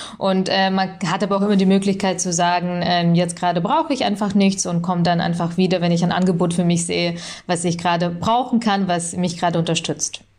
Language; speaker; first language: German; early bilingual, other home language; Russian